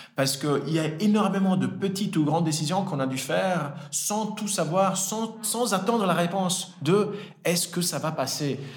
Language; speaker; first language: French; early bilingual, other home language; Italian